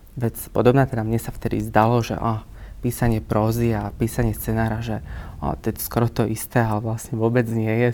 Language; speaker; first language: Slovak; native; Slovak